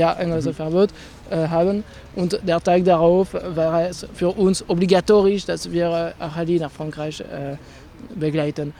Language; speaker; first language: German; non-native, fluent; French